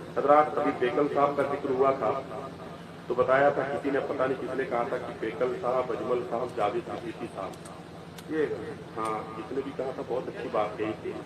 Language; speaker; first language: Urdu; native; Urdu